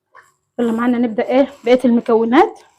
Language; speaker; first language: Arabic; native; Arabic